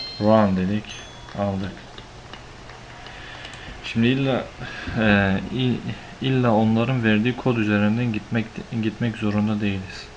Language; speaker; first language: Turkish; native; Turkish